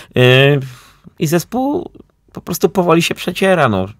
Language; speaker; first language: Polish; native; Polish